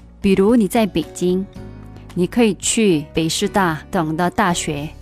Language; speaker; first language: Chinese; non-native, fluent; Korean